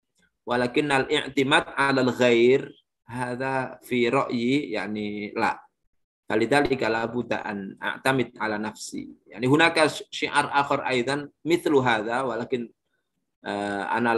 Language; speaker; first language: Arabic; non-native, fluent; Indonesian